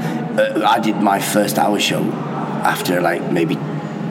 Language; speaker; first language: English; non-native, local second language; Persian